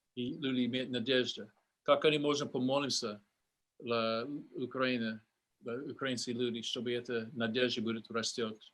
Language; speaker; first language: Russian; non-native, learner; English